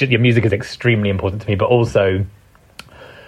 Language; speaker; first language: English; non-native, local second language; Punjabi